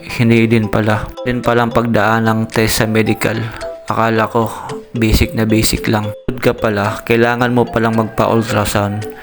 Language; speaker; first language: Filipino; native; Filipino